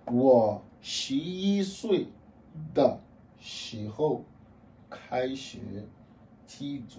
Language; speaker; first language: Chinese; non-native, fluent; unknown